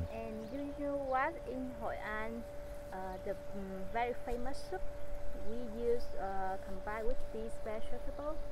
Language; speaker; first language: English; non-native, fluent; Vietnamese